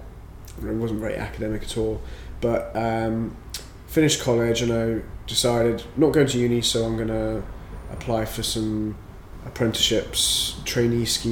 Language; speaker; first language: English; native; English